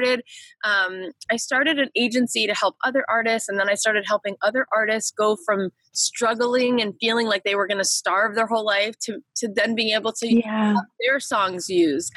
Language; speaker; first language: English; native; English